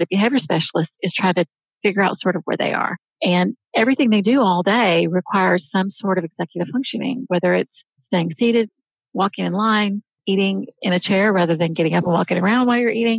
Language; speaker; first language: English; native; English